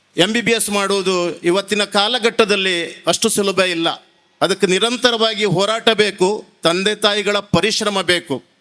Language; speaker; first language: Kannada; native; Kannada